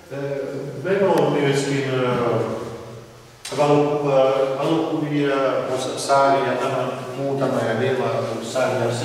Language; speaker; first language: Finnish; non-native, learner; Russian